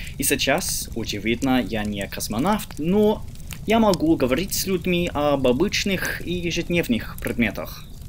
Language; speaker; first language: Russian; non-native, learner; Chinese